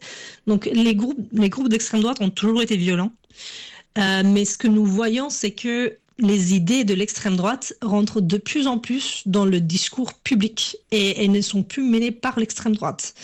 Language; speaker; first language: French; non-native, fluent; English